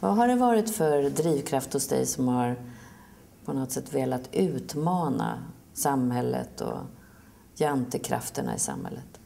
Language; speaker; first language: Swedish; native; Swedish